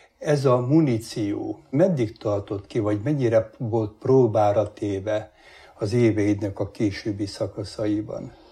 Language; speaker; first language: Hungarian; native; Hungarian